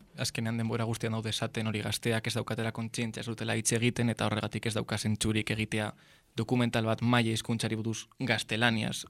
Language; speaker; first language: Basque; non-native, local second language; Spanish